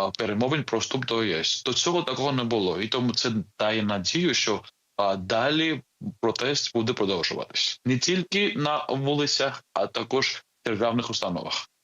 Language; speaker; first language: Ukrainian; non-native, fluent; Georgian